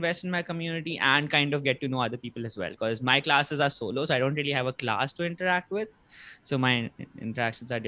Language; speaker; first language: English; non-native, local second language; Bangla